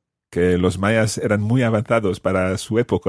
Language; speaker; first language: Spanish; non-native, fluent; English